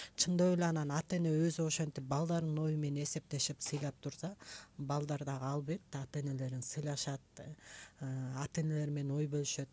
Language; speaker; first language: Kyrgyz; native; Kyrgyz